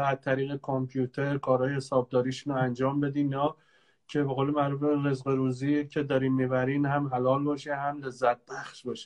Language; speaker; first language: Persian; native; Persian